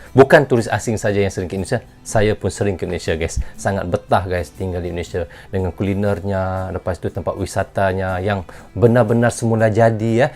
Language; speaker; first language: Malay; native; Malay